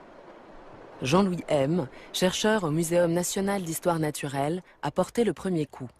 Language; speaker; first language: French; native; French